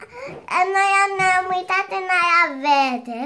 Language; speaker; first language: Romanian; early bilingual, heritage; Romanian